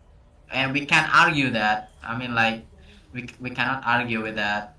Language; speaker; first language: English; non-native, fluent; Indonesian